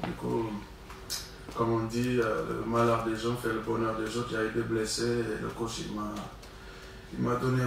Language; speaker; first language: French; non-native, local second language; Wolof